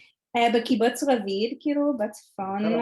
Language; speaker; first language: Hebrew; non-native, learner; English